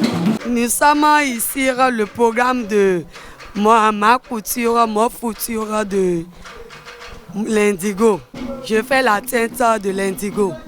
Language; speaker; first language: French; non-native, learner; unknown